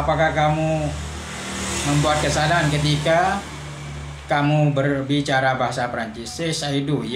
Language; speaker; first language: Indonesian; non-native, local second language; Madurese